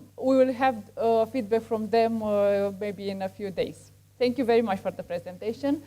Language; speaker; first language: English; non-native, fluent; Romanian